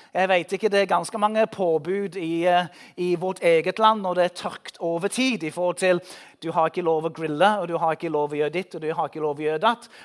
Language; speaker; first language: Norwegian; non-native, fluent; English